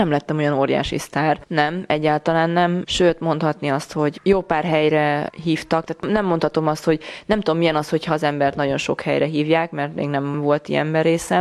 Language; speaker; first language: Hungarian; native; Hungarian